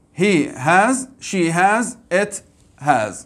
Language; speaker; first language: English; non-native, fluent; Arabic